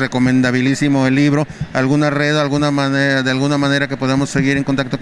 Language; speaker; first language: Spanish; native; Spanish